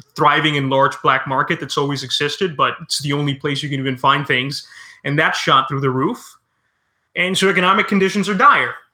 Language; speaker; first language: English; early bilingual, other home language; Spanish